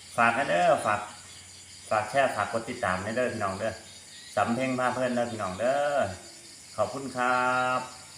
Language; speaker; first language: Thai; native; Thai